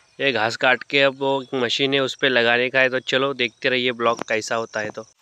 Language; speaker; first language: Hindi; non-native, local second language; Marathi